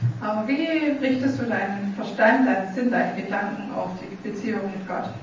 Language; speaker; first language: German; native; German